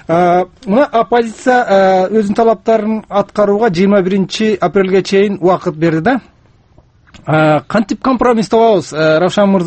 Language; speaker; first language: Kyrgyz; native; Kyrgyz